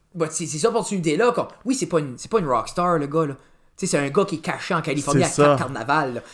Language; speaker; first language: French; native; French